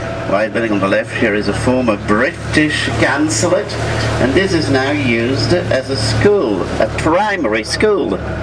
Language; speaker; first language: English; non-native, fluent; Dutch